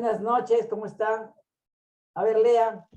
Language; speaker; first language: Spanish; native; Spanish